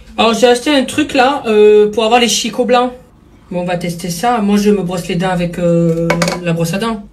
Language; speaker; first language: French; early bilingual, other home language; Portuguese